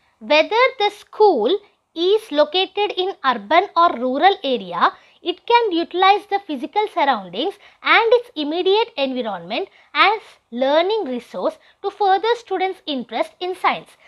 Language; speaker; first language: English; non-native, local second language; Telugu